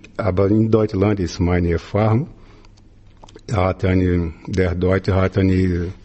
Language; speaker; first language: German; non-native, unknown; Portuguese